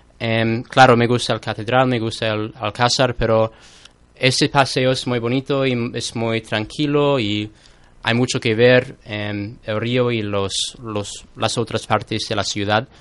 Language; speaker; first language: Spanish; non-native, fluent; English